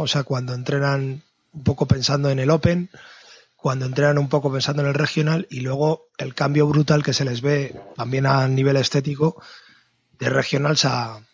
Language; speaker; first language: Spanish; native; Spanish